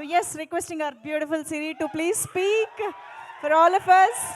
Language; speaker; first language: Telugu; native; Telugu